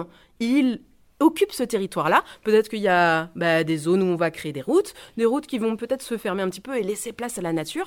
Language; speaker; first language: French; native; French